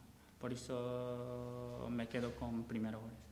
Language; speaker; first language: Spanish; non-native, learner; Japanese